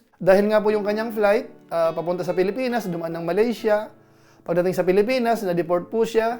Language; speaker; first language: Filipino; native; Filipino